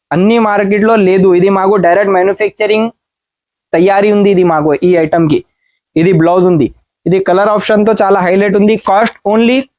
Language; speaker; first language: Telugu; non-native, learner; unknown